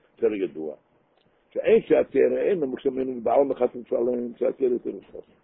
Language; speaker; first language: Hebrew; non-native, local second language; Yiddish